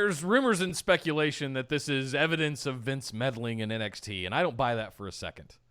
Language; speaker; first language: English; native; English